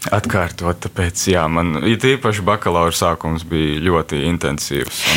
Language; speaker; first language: Latvian; early bilingual, heritage; Latvian